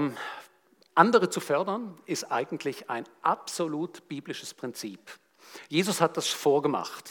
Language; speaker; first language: German; native; German